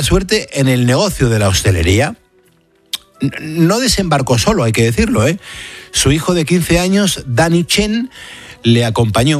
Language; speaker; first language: Spanish; native; Spanish